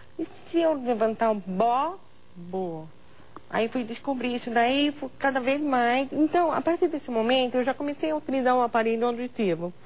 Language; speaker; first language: Portuguese; non-native, local second language; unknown